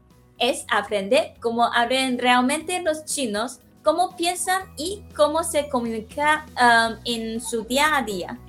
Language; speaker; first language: Spanish; non-native, fluent; Chinese